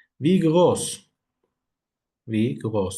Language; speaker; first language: German; non-native, fluent; Turkish